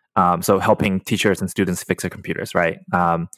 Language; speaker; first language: English; early bilingual, other home language; Chinese